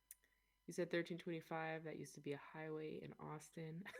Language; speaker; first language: English; native; English